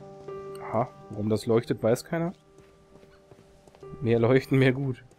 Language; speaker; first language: German; native; German